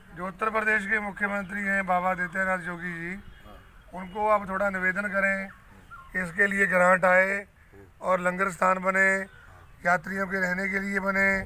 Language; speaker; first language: Hindi; non-native, local second language; Punjabi